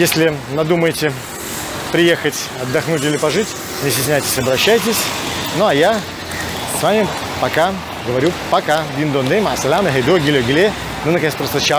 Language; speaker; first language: Russian; native; Russian